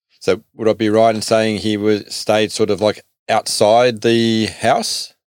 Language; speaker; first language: English; native; English